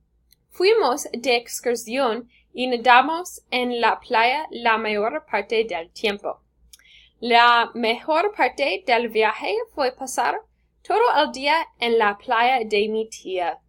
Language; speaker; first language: Spanish; non-native, learner; English